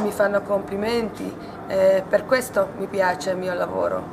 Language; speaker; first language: Italian; non-native, learner; Hungarian